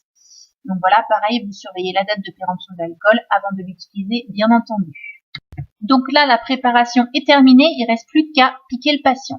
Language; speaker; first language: French; native; French